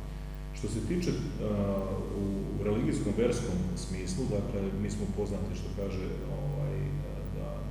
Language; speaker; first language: Serbian; native; Serbian